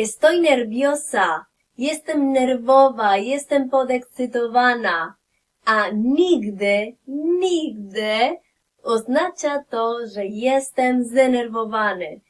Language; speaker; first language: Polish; non-native, fluent; Spanish